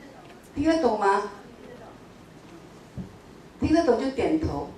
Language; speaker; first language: Chinese; non-native, local second language; Min Nan Chinese